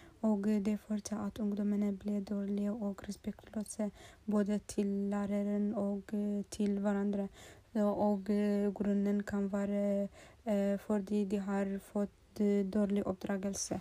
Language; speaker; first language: Swedish; non-native, learner; Norwegian